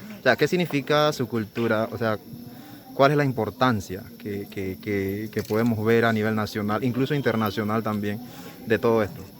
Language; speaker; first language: Spanish; native; Spanish